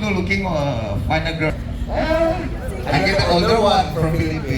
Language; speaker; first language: English; non-native, learner; Indonesian